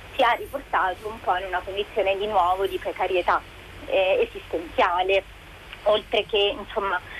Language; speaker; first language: Italian; native; Italian